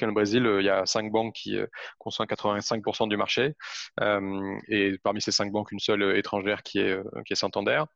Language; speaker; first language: French; native; French